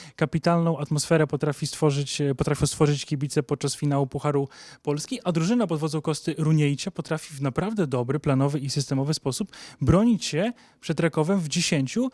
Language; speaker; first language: Polish; native; Polish